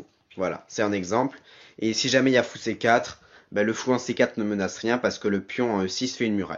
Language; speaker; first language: French; native; French